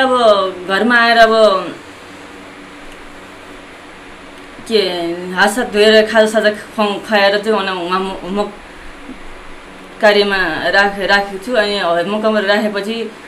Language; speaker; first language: Nepali; non-native, local second language; Newari